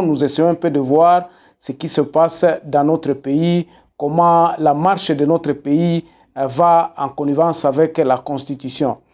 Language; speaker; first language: French; non-native, local second language; Lingala